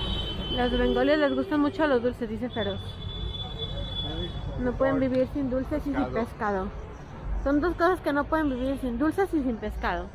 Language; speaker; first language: Spanish; native; Spanish